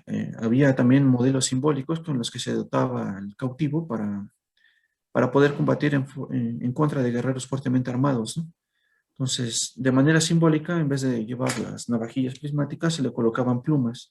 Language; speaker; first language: Spanish; native; Spanish